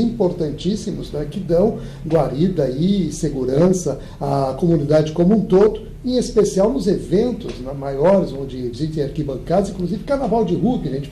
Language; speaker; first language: Portuguese; native; Portuguese